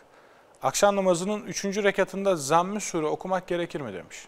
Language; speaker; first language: Turkish; native; Turkish